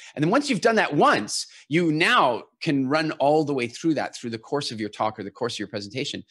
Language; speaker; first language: English; native; English